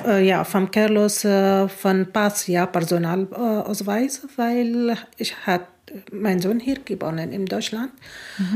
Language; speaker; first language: German; non-native, learner; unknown